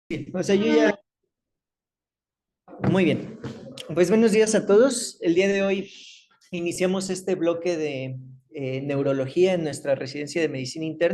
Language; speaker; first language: Spanish; native; Spanish